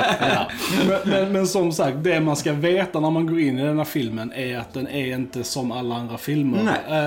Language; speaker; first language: Swedish; native; Swedish